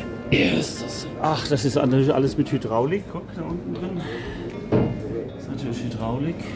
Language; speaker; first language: German; native; German